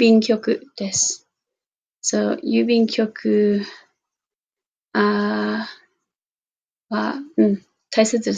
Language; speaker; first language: Japanese; non-native, fluent; English